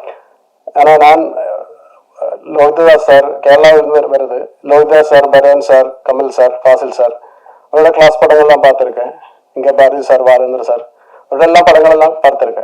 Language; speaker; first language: Tamil; non-native, learner; Malayalam